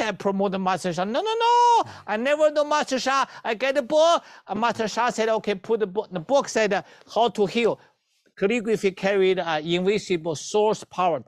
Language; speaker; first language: English; non-native, learner; Chinese